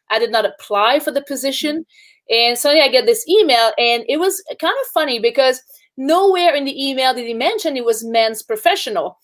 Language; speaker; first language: English; native; English